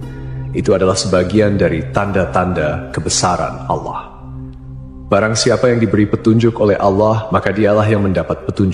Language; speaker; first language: Indonesian; native; Indonesian